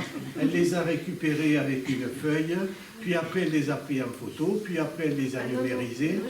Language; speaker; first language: French; native; French